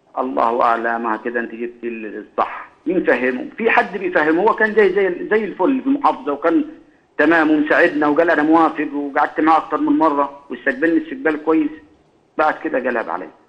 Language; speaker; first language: Egyptian Arabic; native; Egyptian Arabic